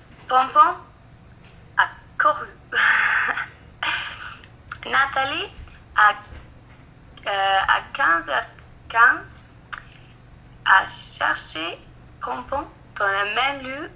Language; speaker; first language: French; non-native, learner; English